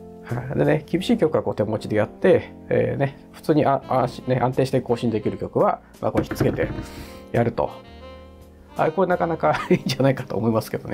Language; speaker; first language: Japanese; native; Japanese